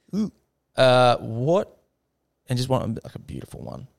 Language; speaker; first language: English; native; English